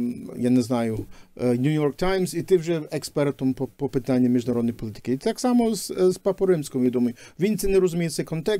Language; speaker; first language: Ukrainian; early bilingual, heritage; Ukrainian